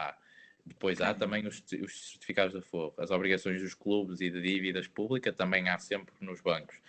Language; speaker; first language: Portuguese; native; Portuguese